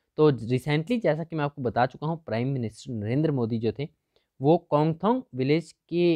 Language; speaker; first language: Hindi; native; Hindi